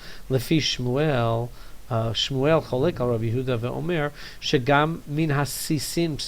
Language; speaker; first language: Hebrew; non-native, fluent; English